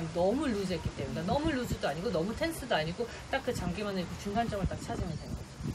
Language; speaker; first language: Korean; native; Korean